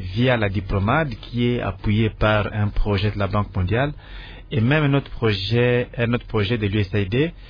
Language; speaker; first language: French; non-native, local second language; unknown